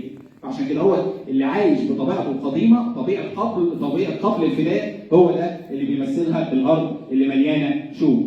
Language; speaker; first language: Arabic; native; Arabic